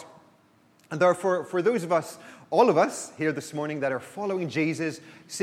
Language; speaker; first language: English; native; English